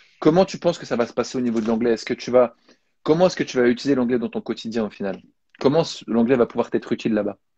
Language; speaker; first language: French; native; French